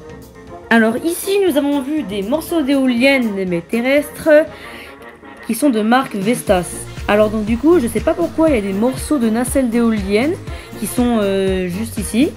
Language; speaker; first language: French; native; French